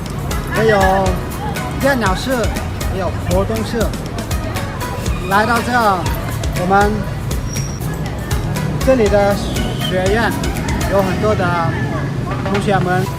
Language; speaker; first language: Chinese; non-native, learner; Lao